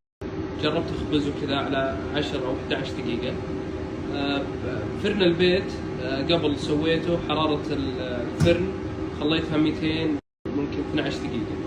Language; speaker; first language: Arabic; native; Arabic